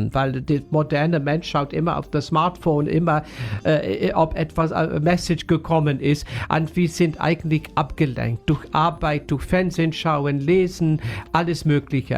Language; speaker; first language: German; non-native, fluent; English